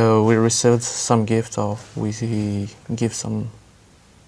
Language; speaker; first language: English; non-native, learner; French